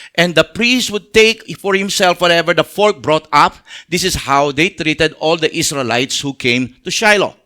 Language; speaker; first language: English; non-native, local second language; Filipino